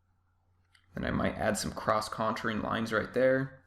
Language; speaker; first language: English; native; English